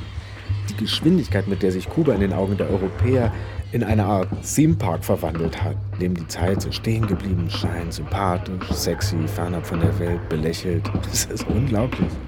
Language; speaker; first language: German; native; German